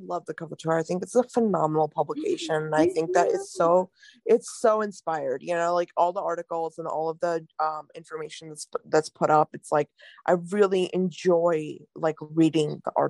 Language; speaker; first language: English; native; English